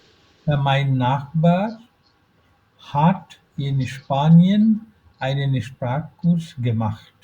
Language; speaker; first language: German; non-native, fluent; Bangla